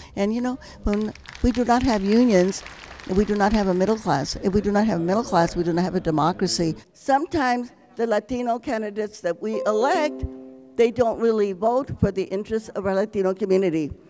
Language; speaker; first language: English; early bilingual, other home language; Spanish